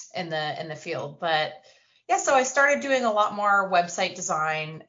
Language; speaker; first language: English; native; English